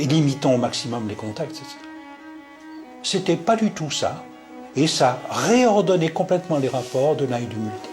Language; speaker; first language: French; native; French